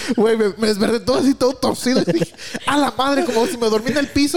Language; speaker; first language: Spanish; early bilingual, heritage; Spanish